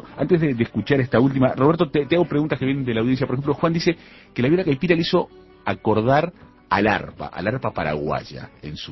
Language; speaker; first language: Spanish; native; Spanish